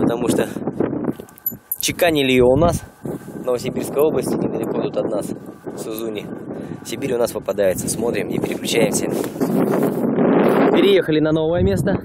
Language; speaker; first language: Russian; native; Russian